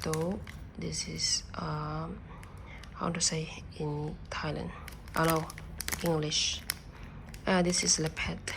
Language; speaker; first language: English; non-native, learner; Burmese